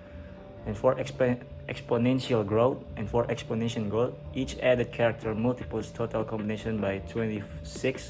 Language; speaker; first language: English; non-native, learner; Indonesian